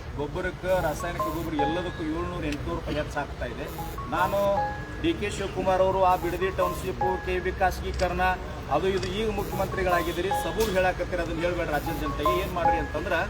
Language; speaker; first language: Kannada; native; Kannada